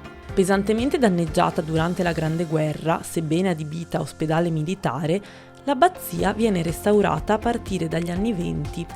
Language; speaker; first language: Italian; native; Italian